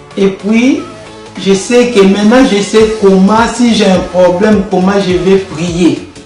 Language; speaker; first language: French; non-native, local second language; Lingala